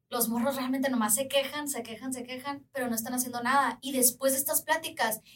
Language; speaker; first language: Spanish; native; Spanish